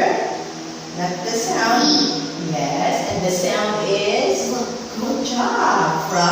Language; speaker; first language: English; non-native, fluent; Vietnamese